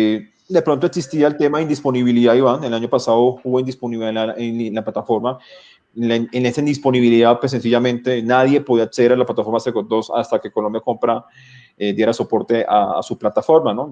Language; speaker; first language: Spanish; native; Spanish